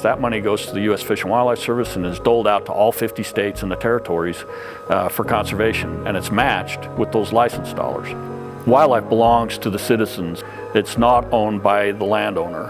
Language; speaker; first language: English; native; English